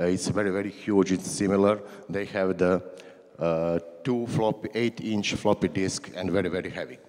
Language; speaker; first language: English; non-native, learner; Croatian